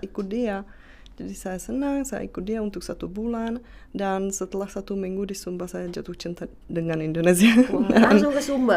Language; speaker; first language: Indonesian; non-native, fluent; Czech